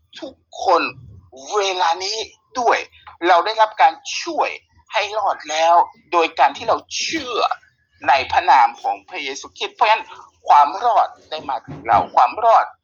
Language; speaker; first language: Thai; native; Thai